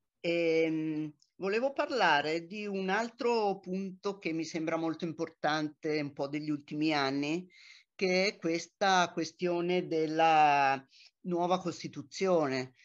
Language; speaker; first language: Italian; native; Italian